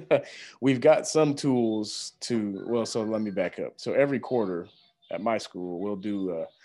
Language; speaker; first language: English; native; English